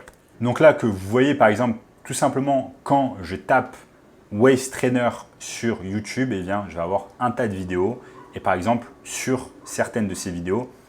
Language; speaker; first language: French; native; French